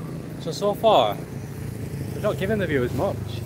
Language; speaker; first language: English; native; English